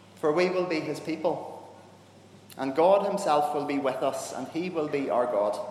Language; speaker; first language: English; native; English